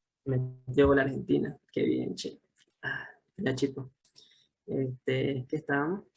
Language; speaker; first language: Spanish; native; Spanish